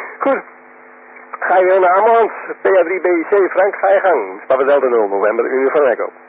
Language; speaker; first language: Dutch; non-native, local second language; Western Frisian